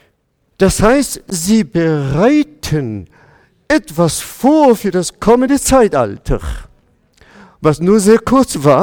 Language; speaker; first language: German; non-native, fluent; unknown